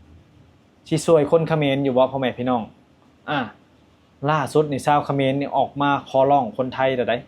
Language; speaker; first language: Thai; non-native, local second language; Lao